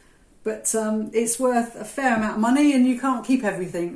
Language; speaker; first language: English; native; English